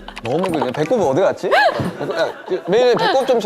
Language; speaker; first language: Korean; native; Korean